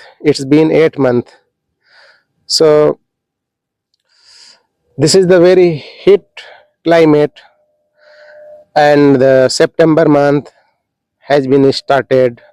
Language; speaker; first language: English; non-native, local second language; Hindi